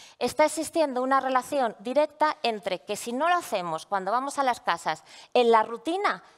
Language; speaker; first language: Spanish; native; Spanish